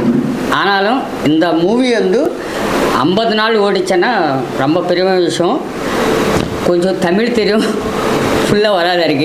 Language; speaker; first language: Tamil; non-native, learner; Telugu